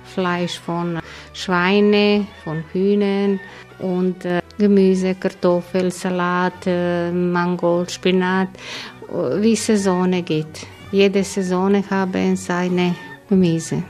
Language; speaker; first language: German; non-native, learner; Croatian